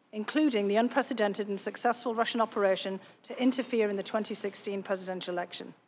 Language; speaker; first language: English; native; English